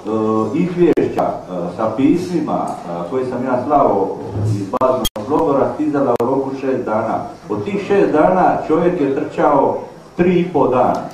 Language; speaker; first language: Serbian; native; Serbian